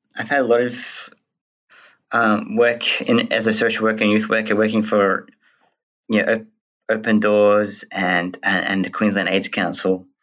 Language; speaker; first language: English; native; English